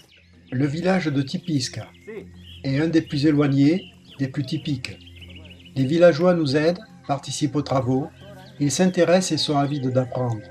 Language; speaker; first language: French; native; French